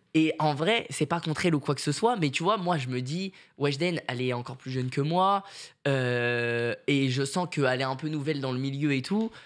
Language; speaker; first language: French; native; French